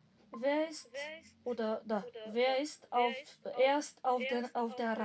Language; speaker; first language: German; non-native, fluent; Macedonian